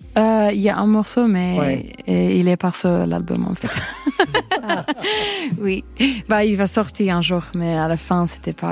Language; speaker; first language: French; non-native, fluent; English